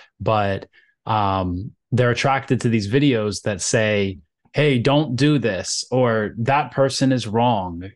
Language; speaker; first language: English; native; English